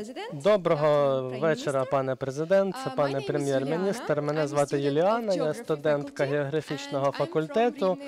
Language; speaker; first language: Ukrainian; native; Ukrainian